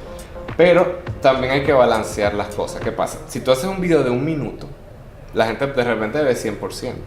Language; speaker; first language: Spanish; native; Spanish